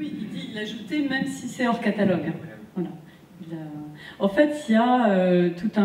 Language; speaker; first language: French; native; French